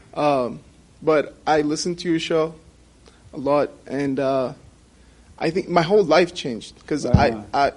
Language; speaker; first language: English; non-native, fluent; Persian